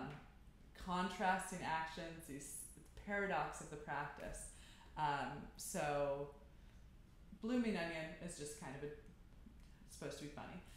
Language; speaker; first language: English; native; English